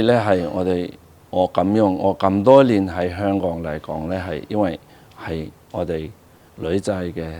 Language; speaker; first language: Cantonese; non-native, fluent; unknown